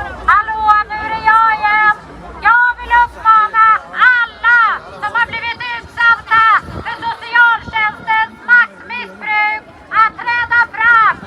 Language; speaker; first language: Swedish; early bilingual, other home language; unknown